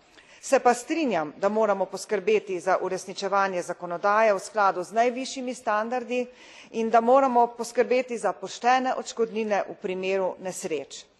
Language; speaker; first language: Slovenian; native; Slovenian